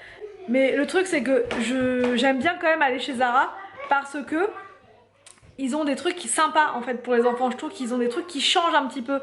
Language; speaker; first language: French; native; French